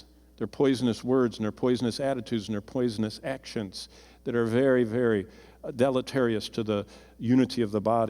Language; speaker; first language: English; native; English